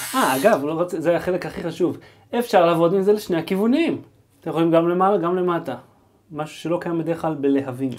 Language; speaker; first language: Hebrew; native; Hebrew